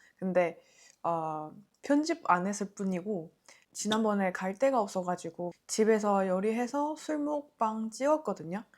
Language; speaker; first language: Korean; non-native, fluent; Chinese